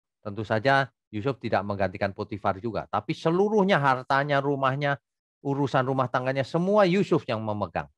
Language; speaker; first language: Indonesian; native; Indonesian